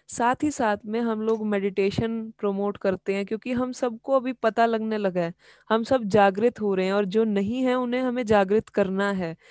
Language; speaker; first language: Hindi; native; Hindi